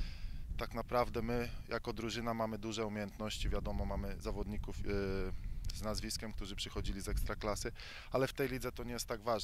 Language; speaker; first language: Polish; native; Polish